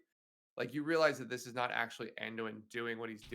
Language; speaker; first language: English; native; English